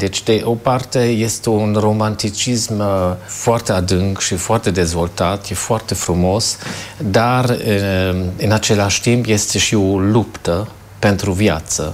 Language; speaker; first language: Romanian; non-native, fluent; German